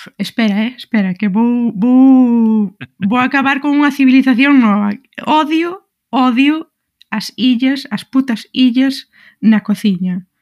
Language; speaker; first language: Galician; non-native, local second language; Spanish